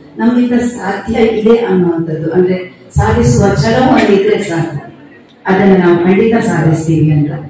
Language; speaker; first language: Kannada; non-native, local second language; Konkani